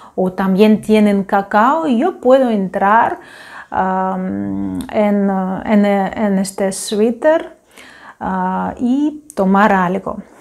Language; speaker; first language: Spanish; non-native, fluent; Ukrainian